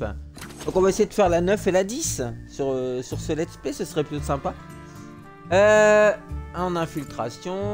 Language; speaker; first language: French; native; French